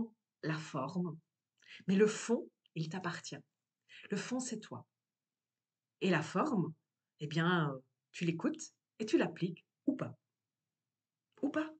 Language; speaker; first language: French; native; French